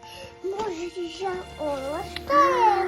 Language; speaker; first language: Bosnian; early bilingual, heritage; Serbian